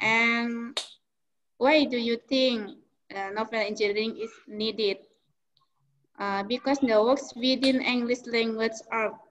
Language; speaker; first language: English; non-native, learner; Indonesian